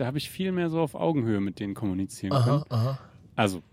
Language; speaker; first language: German; native; German